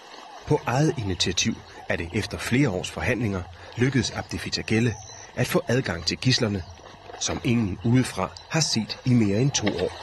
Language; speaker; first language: Danish; native; Danish